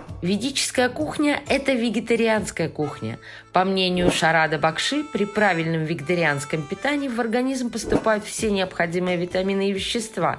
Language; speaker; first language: Russian; native; Russian